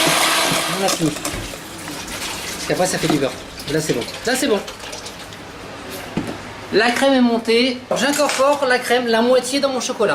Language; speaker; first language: French; native; French